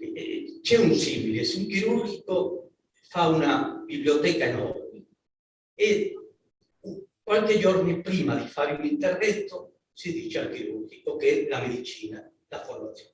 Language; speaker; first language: Italian; non-native, learner; Spanish